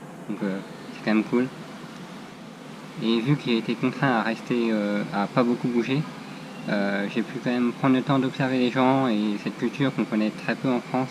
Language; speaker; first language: French; native; French